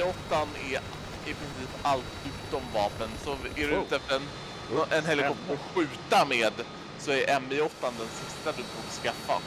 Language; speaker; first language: Swedish; native; Swedish